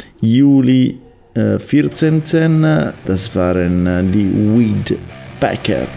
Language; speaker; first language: German; non-native, learner; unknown